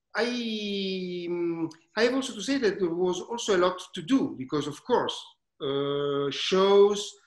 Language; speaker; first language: English; non-native, learner; Italian